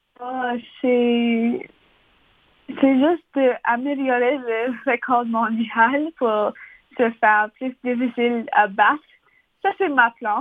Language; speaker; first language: French; non-native, local second language; English